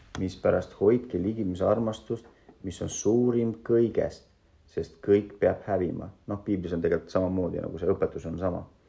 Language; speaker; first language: Estonian; non-native, local second language; Russian